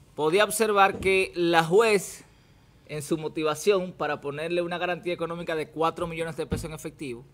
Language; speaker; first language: Spanish; native; Spanish